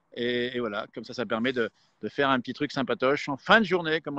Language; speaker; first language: French; native; French